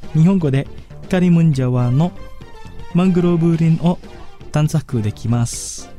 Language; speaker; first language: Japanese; non-native, fluent; Indonesian